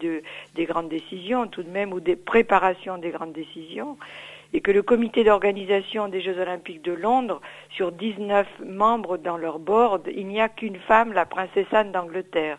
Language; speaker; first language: French; native; French